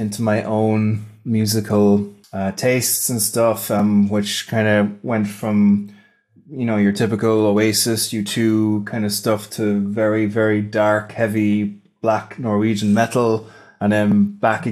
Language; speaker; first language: English; native; English